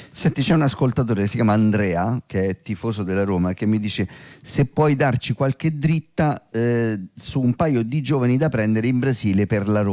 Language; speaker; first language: Italian; native; Italian